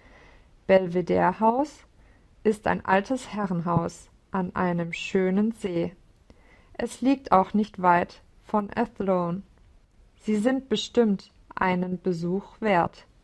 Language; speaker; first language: German; non-native, learner; English